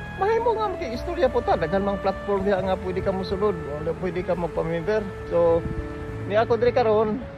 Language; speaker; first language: Cebuano; native; Cebuano